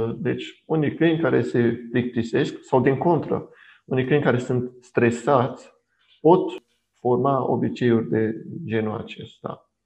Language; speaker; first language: Romanian; non-native, local second language; Hungarian